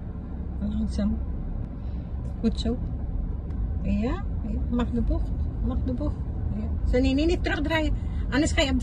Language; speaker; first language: Dutch; non-native, fluent; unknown